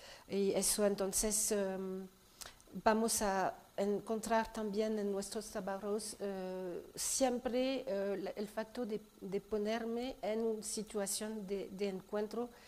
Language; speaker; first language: Spanish; non-native, fluent; French